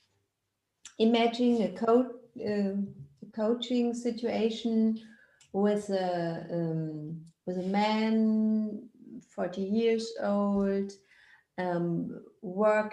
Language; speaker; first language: English; non-native, learner; German